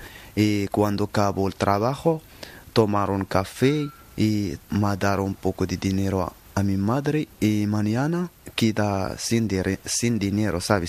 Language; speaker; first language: Spanish; non-native, learner; Arabic